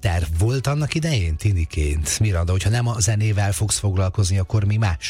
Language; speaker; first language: Hungarian; native; Hungarian